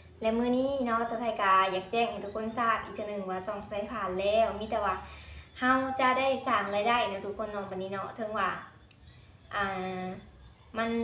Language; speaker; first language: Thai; non-native, local second language; Lao